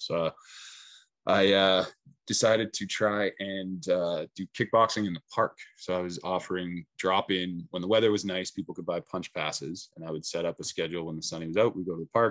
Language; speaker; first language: English; native; English